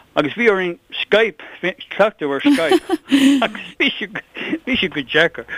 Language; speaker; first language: Irish; non-native, local second language; English